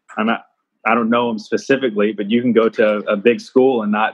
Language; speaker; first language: English; native; English